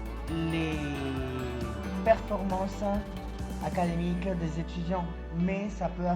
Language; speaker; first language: French; non-native, fluent; Spanish